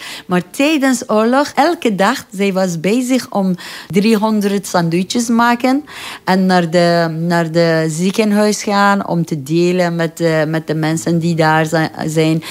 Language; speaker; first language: Dutch; non-native, learner; Persian